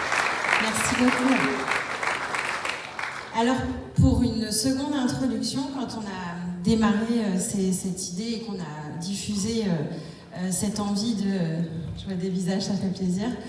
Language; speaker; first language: French; native; French